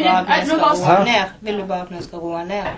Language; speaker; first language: Norwegian; native; Norwegian